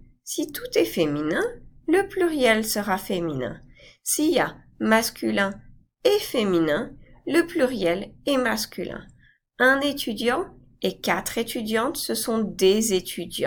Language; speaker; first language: French; non-native, fluent; English